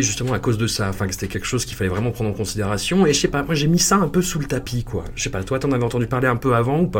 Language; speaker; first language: French; native; French